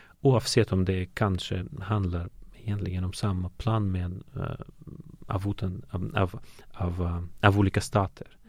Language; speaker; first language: Swedish; non-native, fluent; Russian